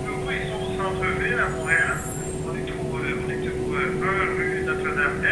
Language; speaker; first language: French; native; French